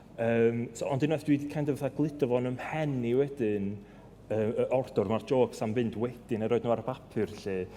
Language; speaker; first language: Welsh; native; Welsh